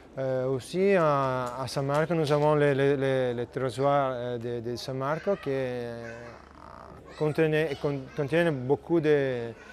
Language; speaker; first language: French; non-native, learner; Italian